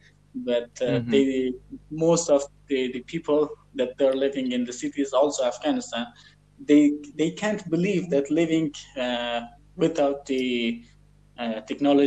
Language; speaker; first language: English; non-native, learner; Persian